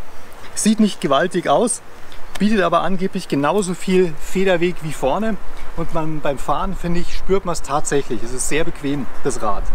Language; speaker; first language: German; native; German